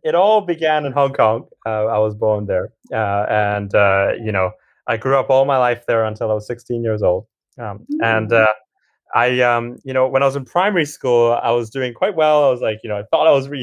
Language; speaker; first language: English; non-native, local second language; Cantonese